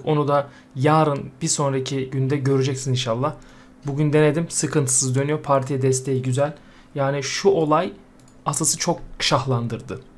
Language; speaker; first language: Turkish; native; Turkish